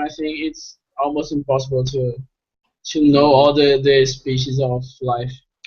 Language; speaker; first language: English; non-native, fluent; Portuguese